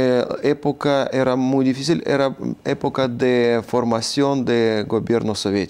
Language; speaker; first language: Spanish; non-native, fluent; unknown